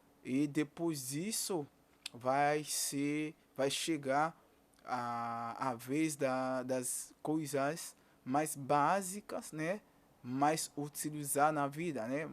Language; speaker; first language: Portuguese; non-native, fluent; Haitian Creole